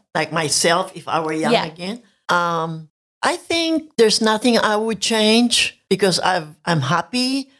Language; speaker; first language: English; non-native, local second language; Spanish